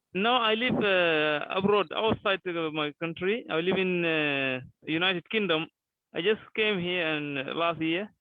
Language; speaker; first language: English; non-native, learner; Arabic